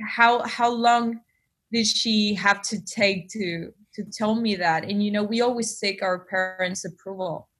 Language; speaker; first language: English; non-native, fluent; Spanish